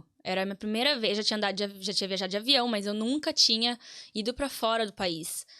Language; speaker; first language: Portuguese; native; Portuguese